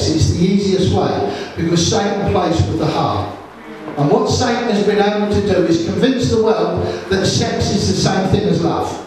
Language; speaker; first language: English; native; English